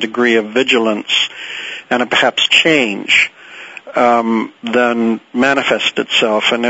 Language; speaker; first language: English; native; English